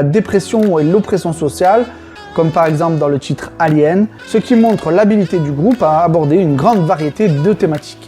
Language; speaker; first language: French; native; French